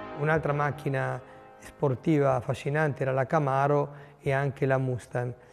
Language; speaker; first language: Italian; non-native, fluent; Spanish